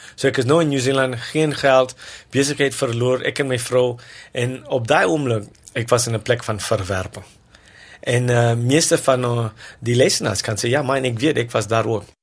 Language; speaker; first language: Afrikaans; non-native, local second language; English